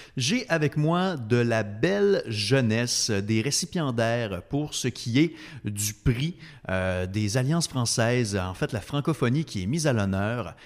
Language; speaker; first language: French; native; French